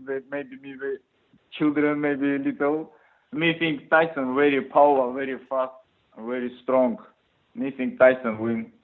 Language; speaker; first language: English; non-native, learner; Russian